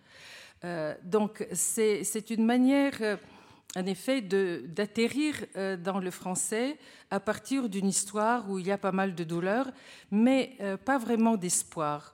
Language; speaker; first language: French; non-native, fluent; Bulgarian